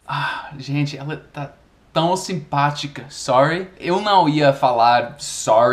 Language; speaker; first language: Portuguese; non-native, fluent; English